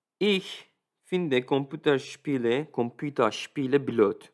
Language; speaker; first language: German; non-native, fluent; Turkish